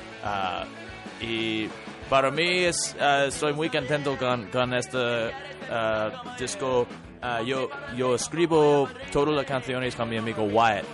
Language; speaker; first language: Spanish; non-native, learner; English